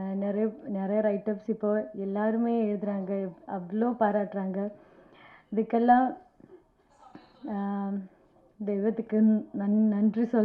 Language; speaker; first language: Tamil; non-native, learner; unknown